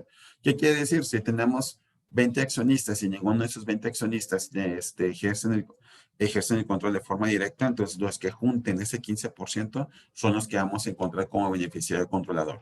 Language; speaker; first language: Spanish; native; Spanish